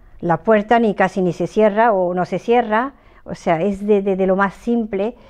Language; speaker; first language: Spanish; native; Spanish